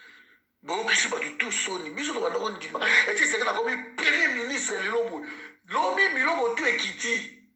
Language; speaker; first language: French; non-native, local second language; Lingala